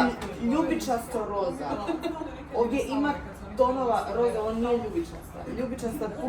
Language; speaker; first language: Croatian; native; Croatian